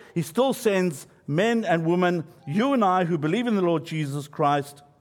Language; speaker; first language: English; native; English